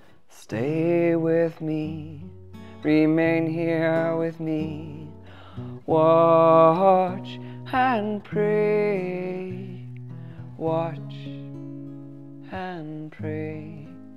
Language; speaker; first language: English; native; English